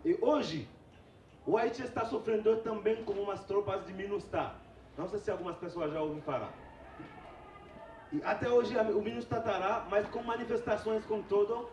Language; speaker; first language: Portuguese; non-native, fluent; Haitian Creole